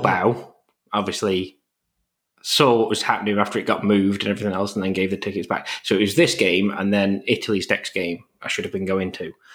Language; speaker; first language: English; native; English